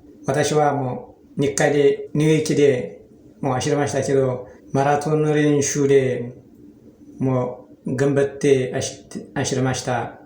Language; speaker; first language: Japanese; non-native, learner; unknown